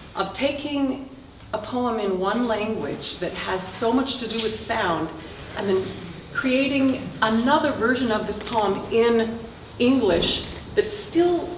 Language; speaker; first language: English; native; English